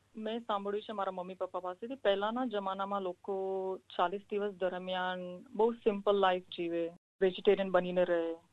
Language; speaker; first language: Gujarati; non-native, local second language; Sindhi